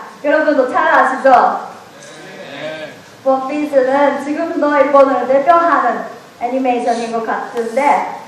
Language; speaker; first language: Korean; non-native, learner; Japanese